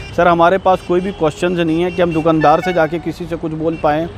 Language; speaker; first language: Hindi; native; Hindi